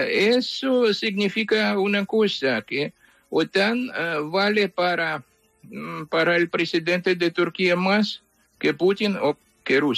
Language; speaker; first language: Spanish; non-native, fluent; Ukrainian